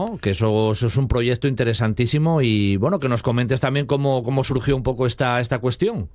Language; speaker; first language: Spanish; native; Spanish